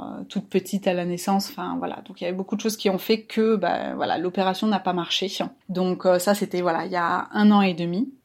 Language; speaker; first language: French; native; French